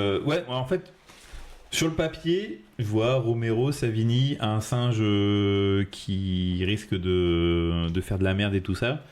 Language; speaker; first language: French; native; French